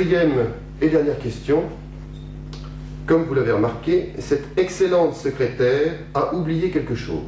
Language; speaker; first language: French; native; French